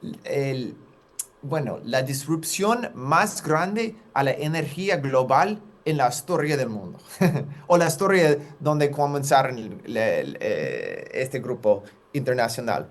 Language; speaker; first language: Spanish; non-native, fluent; English